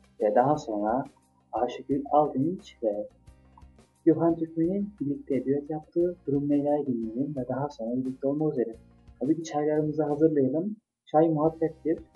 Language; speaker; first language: Turkish; native; Turkish